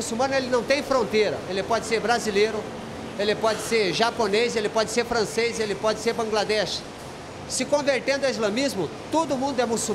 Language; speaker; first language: Portuguese; non-native, local second language; Wolof